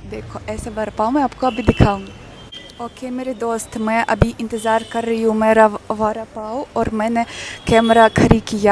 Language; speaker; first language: Hindi; non-native, learner; Russian